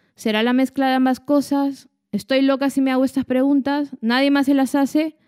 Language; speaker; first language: Spanish; native; Spanish